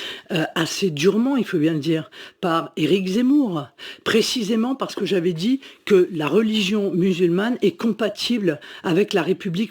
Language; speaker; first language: French; native; French